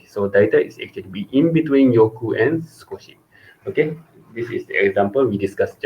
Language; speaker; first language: English; non-native, local second language; Malay